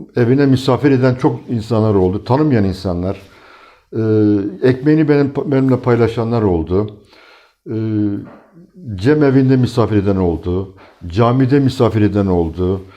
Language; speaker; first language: Turkish; native; Turkish